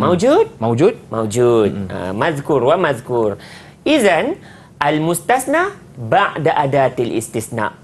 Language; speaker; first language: Arabic; non-native, fluent; Malay